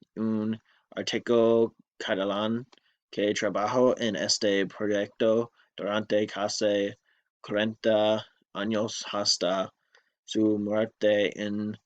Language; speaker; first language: Spanish; non-native, learner; English